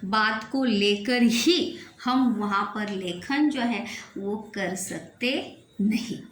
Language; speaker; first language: Hindi; non-native, local second language; Marathi